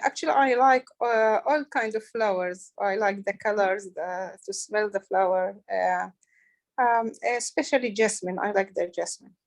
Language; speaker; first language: English; non-native, learner; Arabic